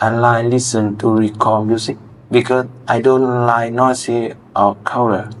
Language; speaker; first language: English; non-native, learner; Vietnamese